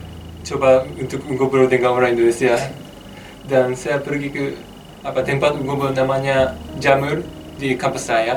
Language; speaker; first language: Indonesian; non-native, fluent; Japanese